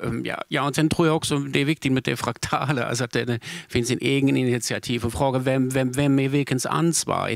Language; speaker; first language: Swedish; non-native, fluent; German